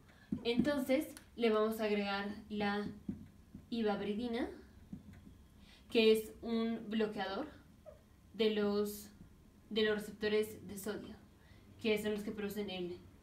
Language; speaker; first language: Spanish; native; Spanish